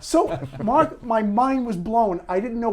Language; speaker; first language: English; native; English